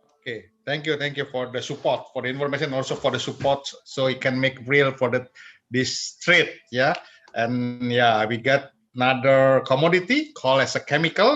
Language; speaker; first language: English; non-native, fluent; Indonesian